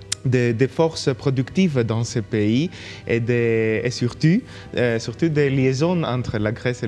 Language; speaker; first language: French; non-native, local second language; Greek